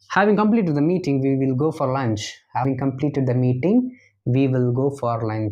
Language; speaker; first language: English; non-native, local second language; Tamil